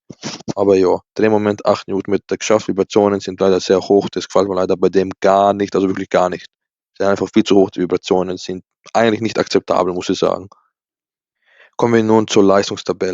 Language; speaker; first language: German; native; German